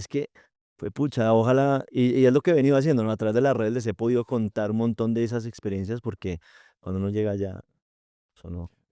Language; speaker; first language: Spanish; native; Spanish